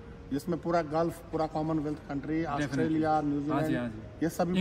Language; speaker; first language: Hindi; native; Hindi